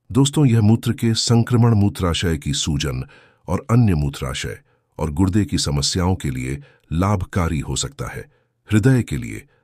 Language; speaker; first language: Hindi; native; Hindi